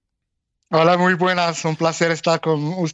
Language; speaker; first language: Spanish; non-native, fluent; Arabic